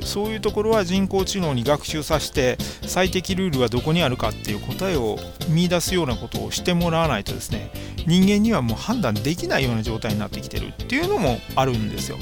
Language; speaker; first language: Japanese; native; Japanese